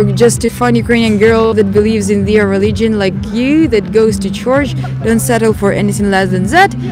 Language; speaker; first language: English; non-native, fluent; Ukrainian